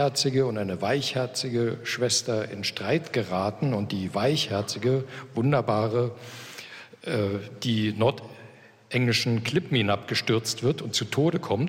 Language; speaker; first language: German; native; German